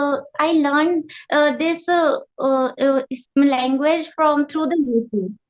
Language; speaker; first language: English; non-native, learner; Hindi